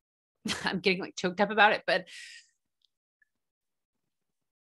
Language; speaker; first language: English; native; English